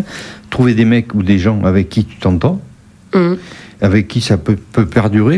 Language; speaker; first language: French; native; French